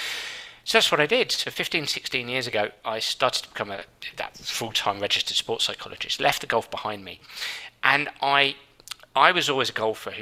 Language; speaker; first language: English; native; English